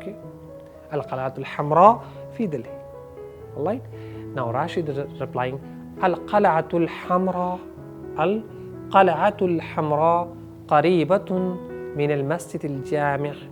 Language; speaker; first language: Arabic; non-native, fluent; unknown